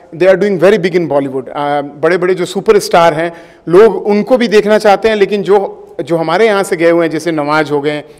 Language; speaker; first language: Hindi; native; Hindi